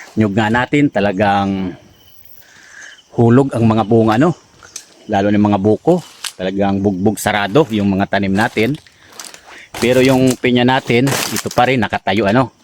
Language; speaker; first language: Filipino; non-native, local second language; Bikol